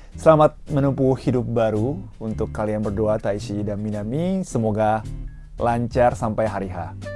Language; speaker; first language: Indonesian; non-native, fluent; Japanese